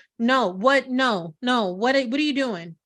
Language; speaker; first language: English; native; English